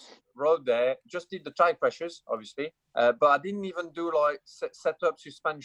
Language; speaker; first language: English; non-native, fluent; French